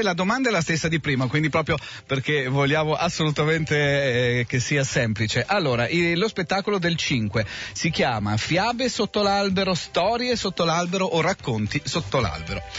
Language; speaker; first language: Italian; native; Italian